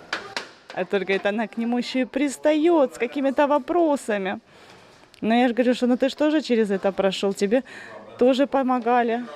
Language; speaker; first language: Russian; native; Russian